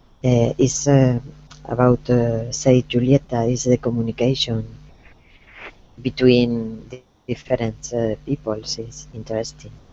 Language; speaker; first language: English; non-native, learner; Spanish